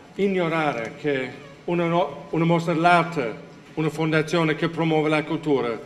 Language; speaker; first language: Italian; non-native, fluent; English